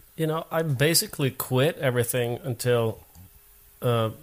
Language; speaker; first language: English; non-native, fluent; Swedish